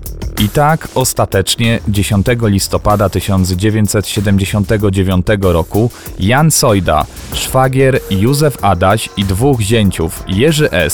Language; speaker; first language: Polish; native; Polish